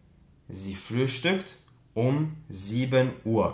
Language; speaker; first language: German; non-native, fluent; Albanian